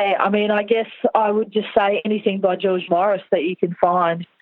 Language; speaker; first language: English; native; English